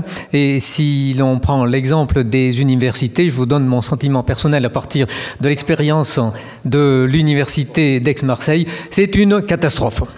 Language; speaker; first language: French; native; French